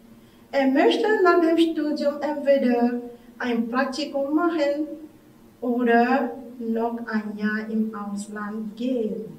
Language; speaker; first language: German; non-native, fluent; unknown